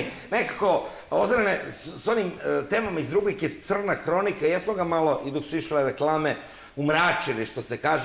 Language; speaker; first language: Serbian; native; Serbian